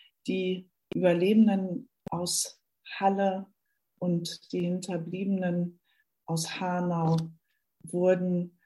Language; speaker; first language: German; native; German